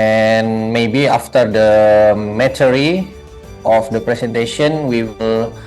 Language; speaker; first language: English; non-native, learner; Indonesian